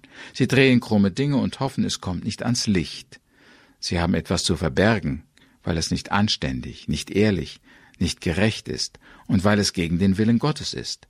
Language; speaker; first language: German; native; German